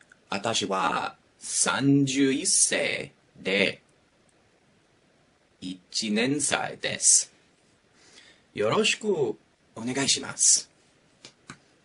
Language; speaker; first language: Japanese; non-native, learner; English